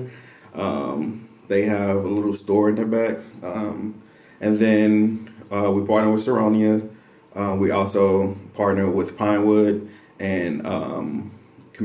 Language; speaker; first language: English; native; English